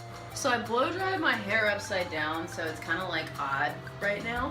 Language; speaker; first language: English; native; English